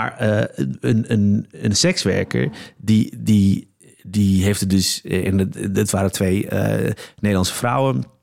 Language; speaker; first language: Dutch; early bilingual, other home language; Polish